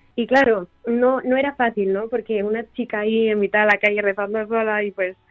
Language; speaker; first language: Spanish; native; Spanish